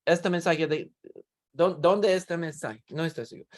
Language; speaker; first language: Spanish; non-native, learner; English